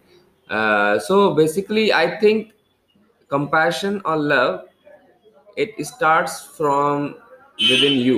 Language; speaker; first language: English; non-native, local second language; Hindi